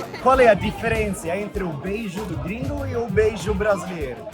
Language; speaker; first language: Portuguese; non-native, fluent; Swedish